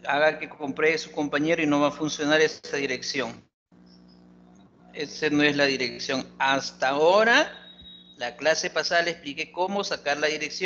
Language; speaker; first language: Spanish; native; Spanish